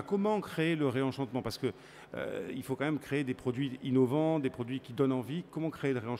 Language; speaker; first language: French; native; French